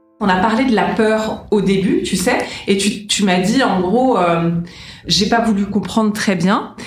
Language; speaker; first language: French; native; French